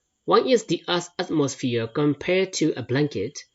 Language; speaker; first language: English; non-native, fluent; Burmese